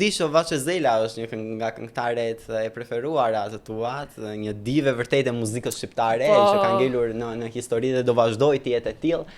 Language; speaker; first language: Albanian; native; Albanian